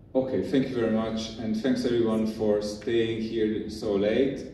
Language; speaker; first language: English; non-native, fluent; Hungarian